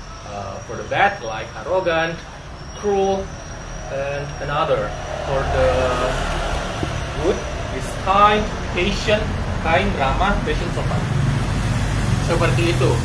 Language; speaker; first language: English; non-native, learner; Indonesian